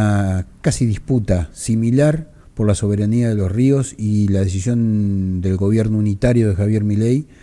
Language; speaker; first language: Spanish; native; Spanish